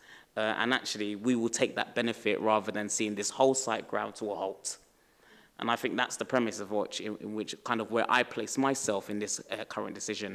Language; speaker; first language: English; native; English